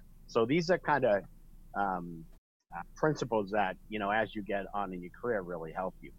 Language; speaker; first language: English; native; English